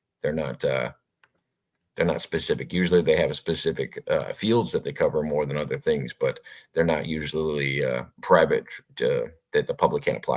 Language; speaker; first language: English; native; English